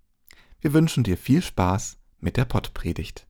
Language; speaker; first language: German; native; German